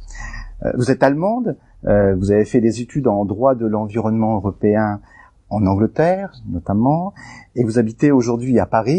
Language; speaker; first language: French; native; French